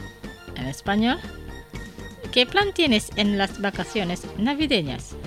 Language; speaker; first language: Spanish; non-native, fluent; Indonesian